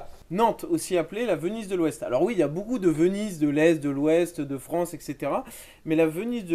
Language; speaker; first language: French; native; French